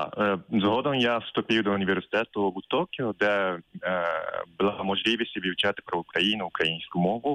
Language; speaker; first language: Ukrainian; non-native, fluent; Japanese